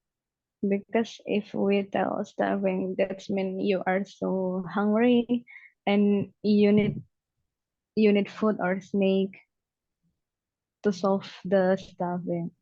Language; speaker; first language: English; non-native, learner; Indonesian